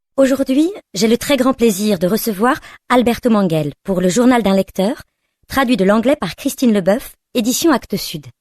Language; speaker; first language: French; native; French